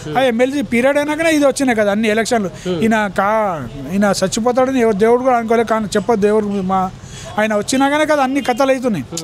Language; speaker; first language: Telugu; non-native, local second language; Urdu